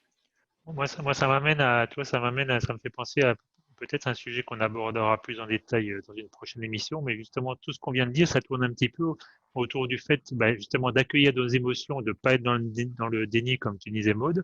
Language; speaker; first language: French; native; French